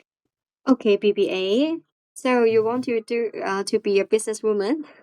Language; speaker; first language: English; non-native, fluent; Cantonese